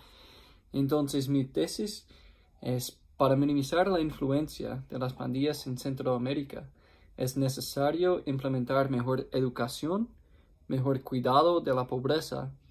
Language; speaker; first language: Spanish; non-native, fluent; English